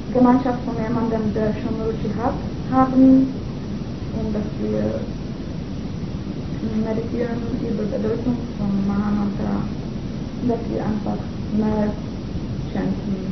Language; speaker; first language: German; non-native, fluent; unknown